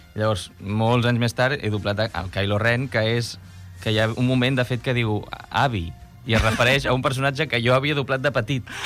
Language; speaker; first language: Catalan; non-native, local second language; Spanish